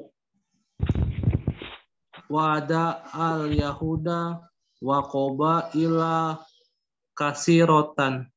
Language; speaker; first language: Arabic; non-native, learner; Indonesian